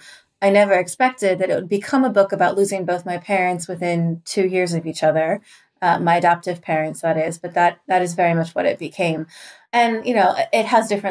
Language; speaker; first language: English; native; English